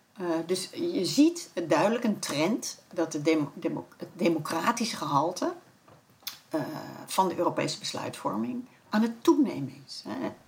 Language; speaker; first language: Dutch; native; Dutch